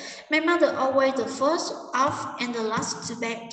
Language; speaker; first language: English; non-native, fluent; Vietnamese